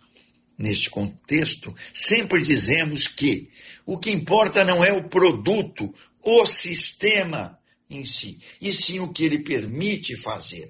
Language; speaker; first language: Portuguese; native; Portuguese